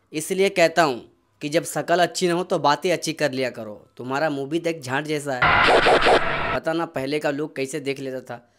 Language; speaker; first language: Hindi; native; Hindi